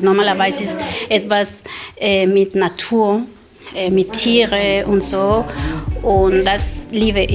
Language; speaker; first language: German; non-native, learner; Spanish